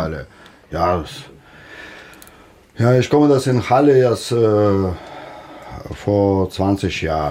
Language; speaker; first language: German; non-native, learner; Russian